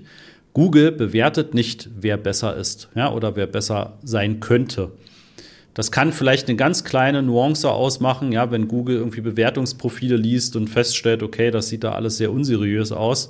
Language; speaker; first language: German; native; German